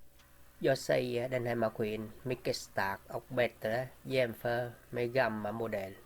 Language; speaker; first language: Swedish; non-native, learner; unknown